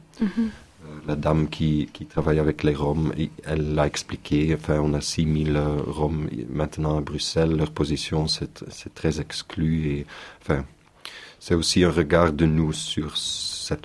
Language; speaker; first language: French; non-native, local second language; Dutch